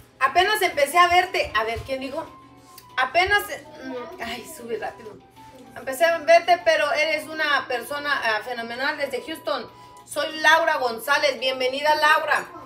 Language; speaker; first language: Spanish; non-native, local second language; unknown